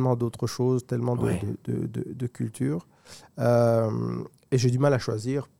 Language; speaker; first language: French; non-native, local second language; Kinyarwanda